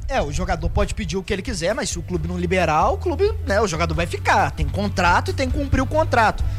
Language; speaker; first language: Portuguese; native; Portuguese